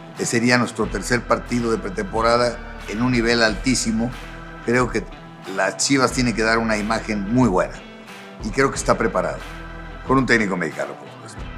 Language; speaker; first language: Spanish; native; Spanish